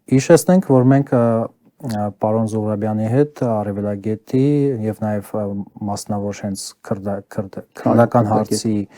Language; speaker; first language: Armenian; native; Armenian